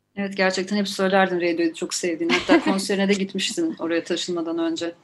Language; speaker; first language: Turkish; native; Turkish